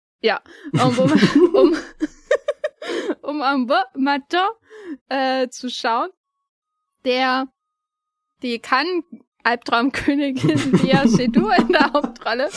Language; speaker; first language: German; native; German